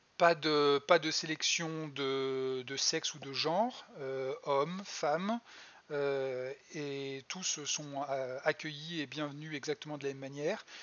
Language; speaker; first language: French; native; French